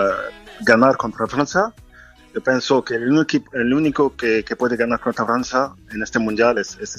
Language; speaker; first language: Spanish; non-native, fluent; French